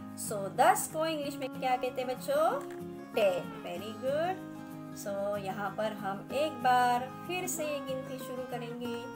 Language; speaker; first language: Hindi; non-native, local second language; Marathi